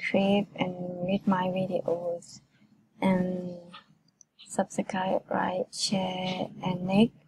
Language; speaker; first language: English; non-native, learner; Thai